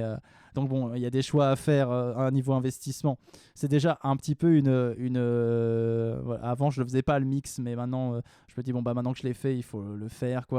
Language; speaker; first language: French; native; French